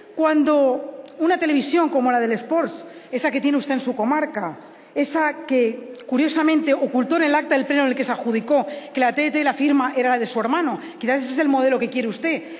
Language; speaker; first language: Spanish; native; Spanish